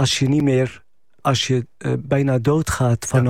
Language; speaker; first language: Dutch; non-native, fluent; Arabic